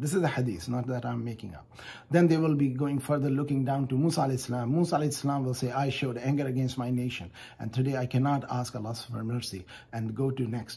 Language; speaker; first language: English; non-native, fluent; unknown